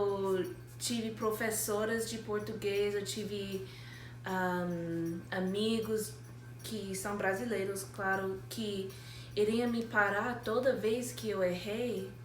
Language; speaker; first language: Portuguese; non-native, fluent; English